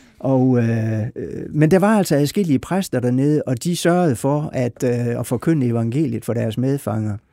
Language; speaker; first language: Danish; native; Danish